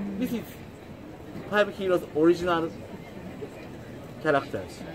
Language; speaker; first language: English; non-native, learner; Japanese